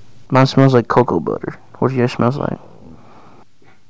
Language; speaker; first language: English; early bilingual, other home language; Spanish